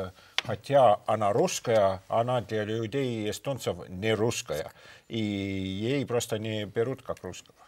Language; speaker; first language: Russian; non-native, local second language; Estonian